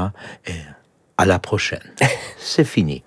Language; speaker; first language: French; non-native, learner; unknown